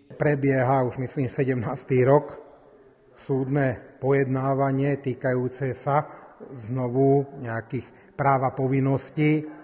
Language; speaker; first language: Slovak; native; Slovak